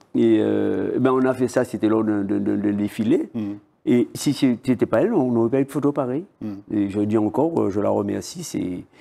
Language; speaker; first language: French; native; French